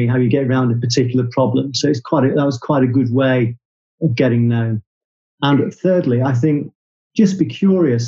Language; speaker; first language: English; native; English